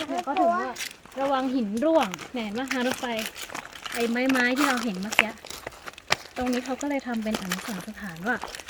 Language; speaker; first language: Thai; native; Thai